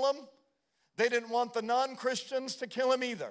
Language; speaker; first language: English; native; English